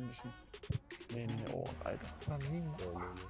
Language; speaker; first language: German; native; German